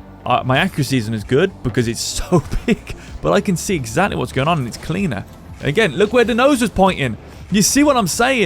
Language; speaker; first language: English; native; English